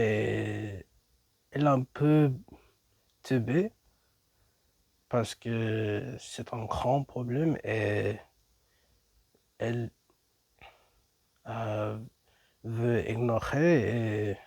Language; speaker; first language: French; non-native, learner; English